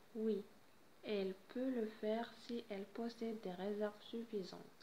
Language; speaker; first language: French; non-native, local second language; Arabic